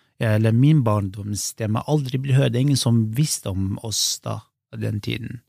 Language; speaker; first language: Norwegian; non-native, fluent; Kurdish